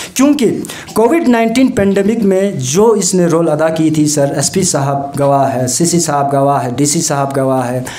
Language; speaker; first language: Hindi; non-native, local second language; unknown